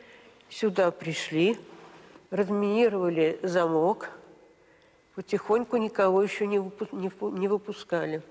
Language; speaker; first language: Russian; native; Russian